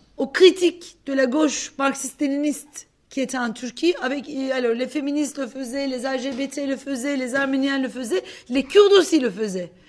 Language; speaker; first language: French; non-native, fluent; Turkish